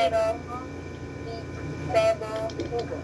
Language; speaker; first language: Spanish; non-native, learner; Filipino